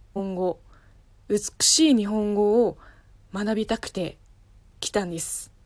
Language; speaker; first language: Japanese; non-native, fluent; Chinese